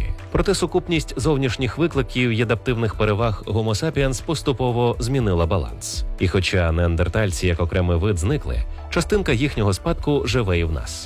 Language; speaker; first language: Ukrainian; native; Ukrainian